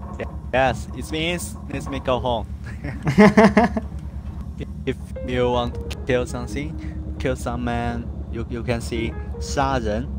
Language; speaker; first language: English; non-native, learner; Chinese